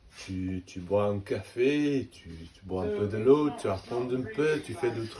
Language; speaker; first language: French; non-native, learner; English